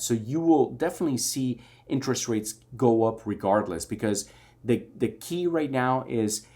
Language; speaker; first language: English; native; English